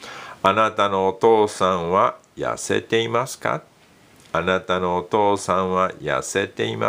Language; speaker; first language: Japanese; non-native, fluent; English